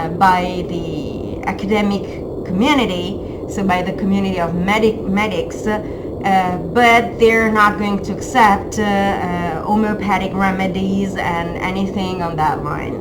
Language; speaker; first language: English; non-native, fluent; Italian